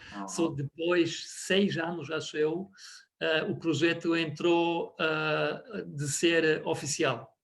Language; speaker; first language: Portuguese; non-native, fluent; German